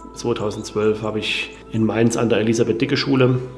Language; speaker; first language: German; native; German